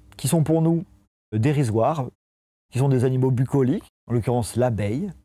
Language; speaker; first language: French; native; French